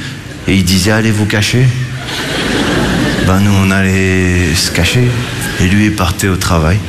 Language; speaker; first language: French; native; French